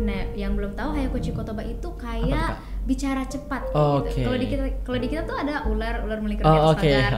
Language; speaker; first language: Indonesian; native; Indonesian